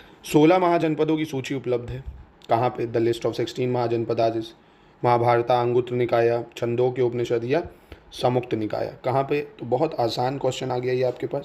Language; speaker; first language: Hindi; native; Hindi